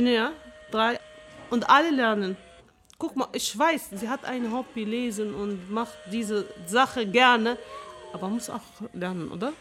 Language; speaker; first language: German; non-native, learner; Arabic